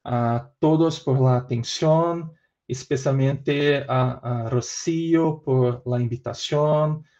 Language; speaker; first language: Spanish; non-native, learner; Portuguese